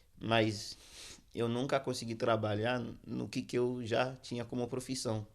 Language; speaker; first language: Portuguese; non-native, fluent; Haitian Creole